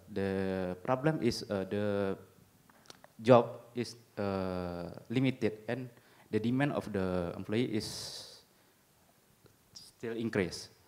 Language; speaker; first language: English; non-native, learner; Indonesian